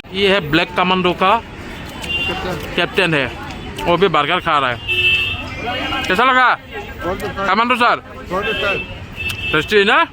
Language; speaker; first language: Hindi; non-native, local second language; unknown